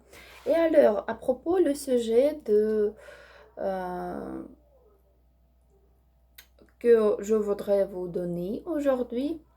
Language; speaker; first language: French; non-native, learner; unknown